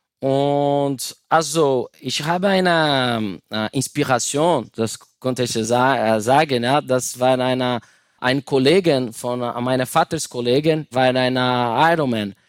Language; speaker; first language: German; non-native, learner; Portuguese